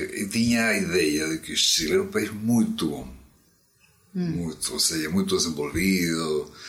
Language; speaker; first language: Portuguese; non-native, fluent; Spanish